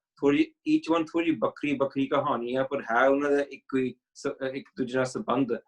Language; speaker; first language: Punjabi; early bilingual, heritage; Punjabi